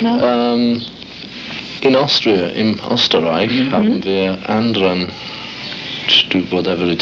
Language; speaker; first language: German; non-native, learner; English